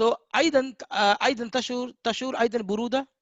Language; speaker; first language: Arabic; non-native, fluent; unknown